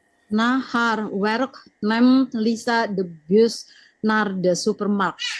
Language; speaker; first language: Dutch; non-native, learner; Indonesian